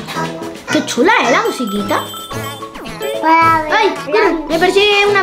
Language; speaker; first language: Spanish; native; Spanish